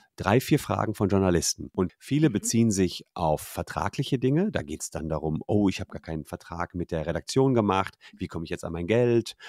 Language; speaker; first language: German; native; German